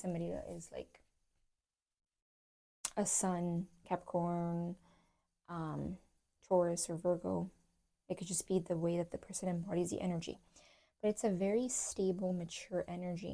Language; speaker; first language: English; native; English